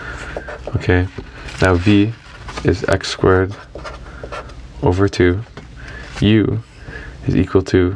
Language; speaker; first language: English; native; English